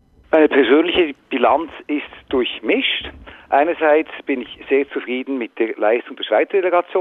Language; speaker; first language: German; native; German